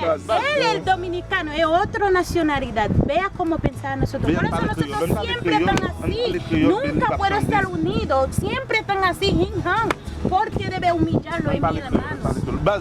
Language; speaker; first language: Spanish; non-native, learner; Haitian Creole